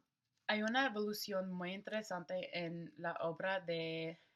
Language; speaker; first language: Spanish; non-native, learner; English